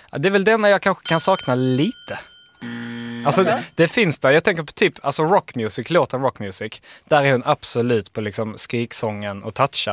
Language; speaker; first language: Swedish; native; Swedish